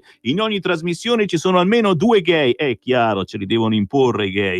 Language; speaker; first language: Italian; native; Italian